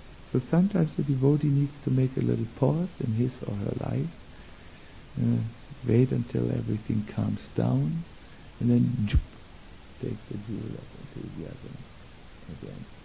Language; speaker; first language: English; non-native, fluent; German